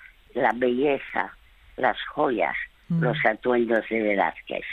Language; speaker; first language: Spanish; early bilingual, other home language; French